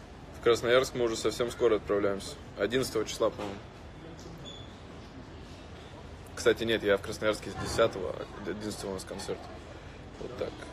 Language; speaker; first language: Russian; native; Russian